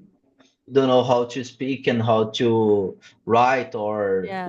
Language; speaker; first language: English; non-native, learner; Portuguese